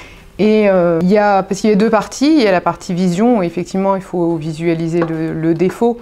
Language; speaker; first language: French; native; French